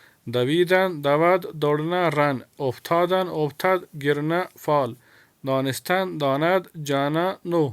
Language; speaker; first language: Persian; non-native, fluent; Urdu